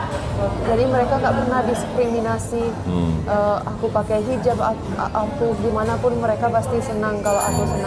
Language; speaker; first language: Indonesian; non-native, fluent; Finnish